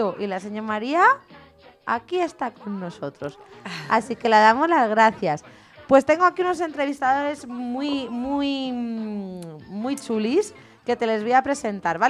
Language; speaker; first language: Spanish; native; Spanish